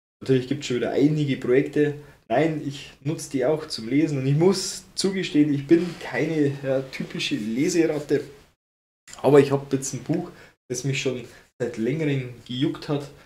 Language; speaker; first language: German; native; German